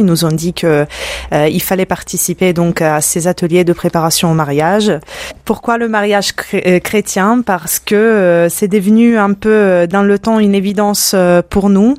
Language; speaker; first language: French; non-native, fluent; Italian